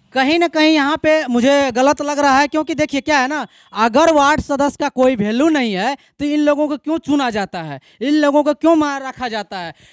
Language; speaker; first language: Hindi; native; Hindi